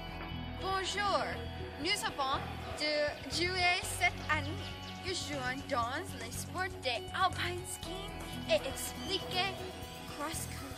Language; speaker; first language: French; non-native, learner; English